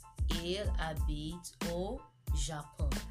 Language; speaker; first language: French; non-native, fluent; English